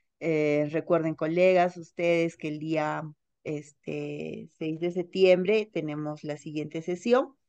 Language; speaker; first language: Spanish; native; Spanish